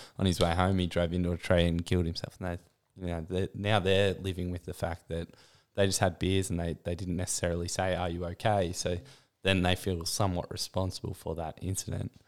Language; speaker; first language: English; native; English